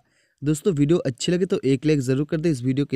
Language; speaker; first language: Hindi; native; Hindi